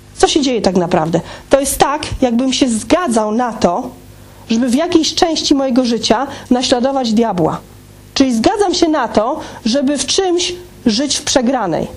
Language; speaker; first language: Polish; native; Polish